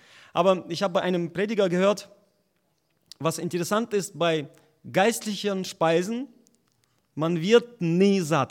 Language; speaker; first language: German; non-native, fluent; Russian